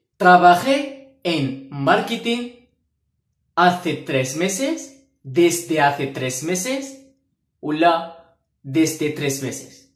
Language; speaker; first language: Spanish; non-native, fluent; Arabic